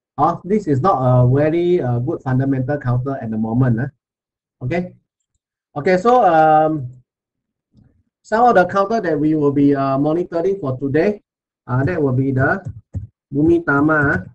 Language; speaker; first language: English; non-native, local second language; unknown